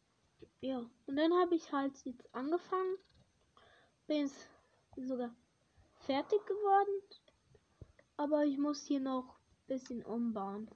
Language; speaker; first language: German; early bilingual, other home language; Hungarian